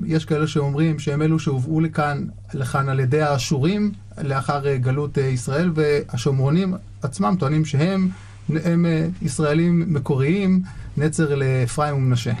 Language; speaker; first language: Hebrew; native; Hebrew